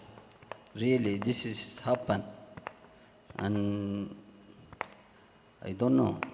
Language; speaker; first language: English; non-native, learner; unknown